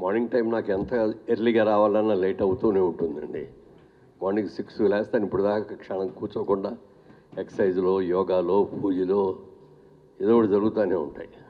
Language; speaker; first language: Telugu; native; Telugu